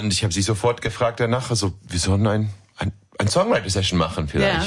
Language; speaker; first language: German; non-native, fluent; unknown